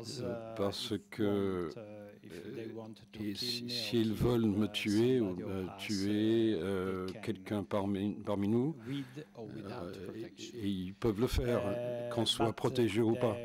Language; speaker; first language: French; non-native, fluent; Italian